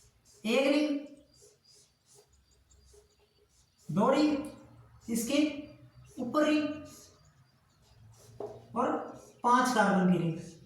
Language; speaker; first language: Hindi; native; Hindi